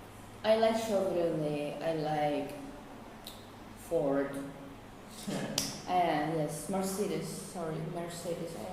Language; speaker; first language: English; non-native, learner; Portuguese